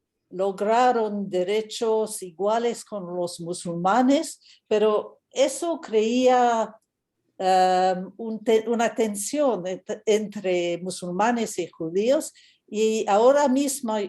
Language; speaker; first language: Spanish; non-native, fluent; English